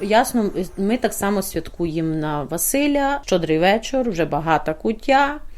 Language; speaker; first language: Ukrainian; native; Ukrainian